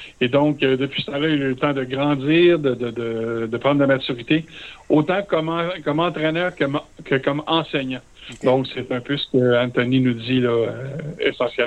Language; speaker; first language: French; native; French